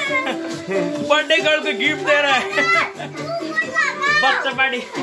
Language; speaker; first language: Hindi; non-native, local second language; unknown